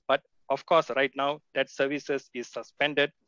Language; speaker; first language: English; non-native, local second language; Tamil